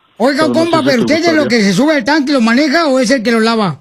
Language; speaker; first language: Spanish; native; Spanish